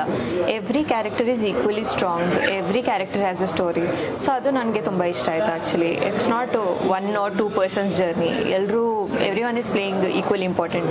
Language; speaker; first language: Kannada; non-native, local second language; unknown